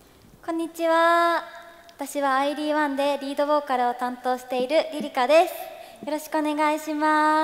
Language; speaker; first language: Japanese; non-native, fluent; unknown